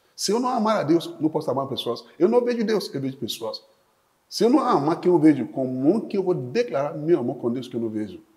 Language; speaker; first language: Portuguese; non-native, fluent; Yoruba